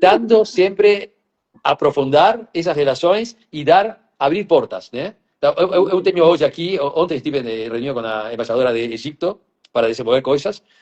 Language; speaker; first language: Portuguese; non-native, fluent; Spanish